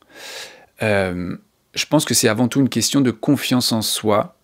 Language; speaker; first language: French; native; French